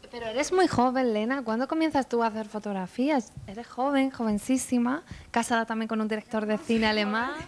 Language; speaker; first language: Spanish; native; Spanish